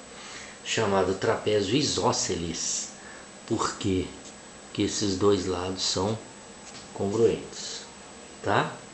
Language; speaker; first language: Portuguese; native; Portuguese